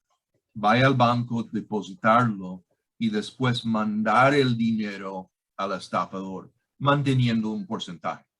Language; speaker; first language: Spanish; non-native, fluent; English